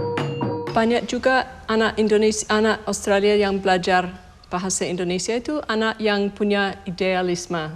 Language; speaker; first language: Indonesian; non-native, fluent; English